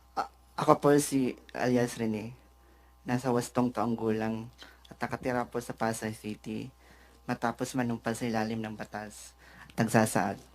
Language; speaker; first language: Filipino; native; Filipino